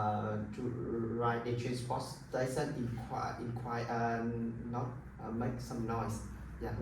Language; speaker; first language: English; non-native, learner; Vietnamese